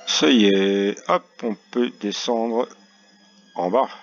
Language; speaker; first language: French; native; French